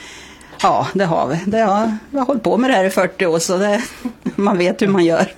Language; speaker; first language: Swedish; native; Swedish